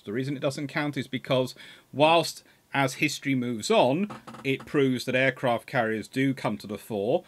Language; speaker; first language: English; native; English